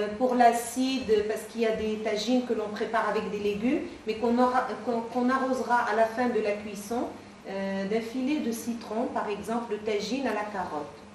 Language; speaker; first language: French; non-native, local second language; Arabic